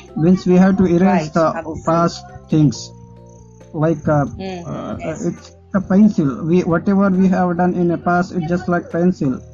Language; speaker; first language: English; non-native, local second language; Urdu